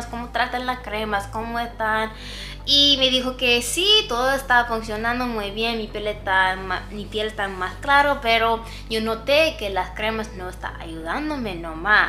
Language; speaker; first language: Spanish; non-native, fluent; English